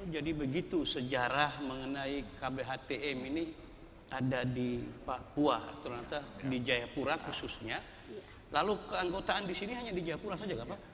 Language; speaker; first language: Indonesian; non-native, local second language; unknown